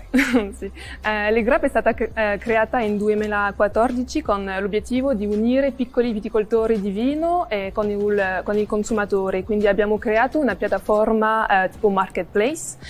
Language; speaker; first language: Italian; non-native, fluent; French